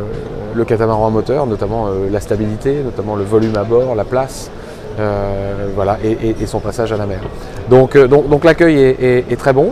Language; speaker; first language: French; native; French